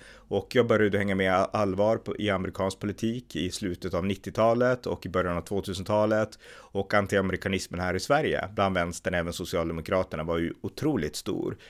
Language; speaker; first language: Swedish; native; Swedish